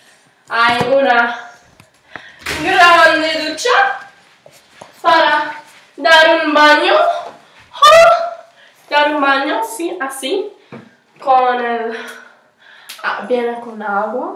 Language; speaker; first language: Spanish; non-native, learner; English